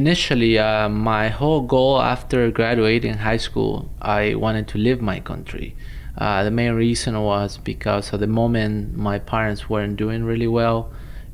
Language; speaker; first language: English; non-native, fluent; Spanish